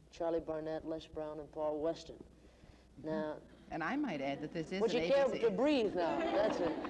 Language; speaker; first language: English; native; English